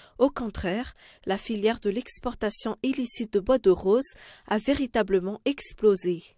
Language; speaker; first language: French; non-native, local second language; Malagasy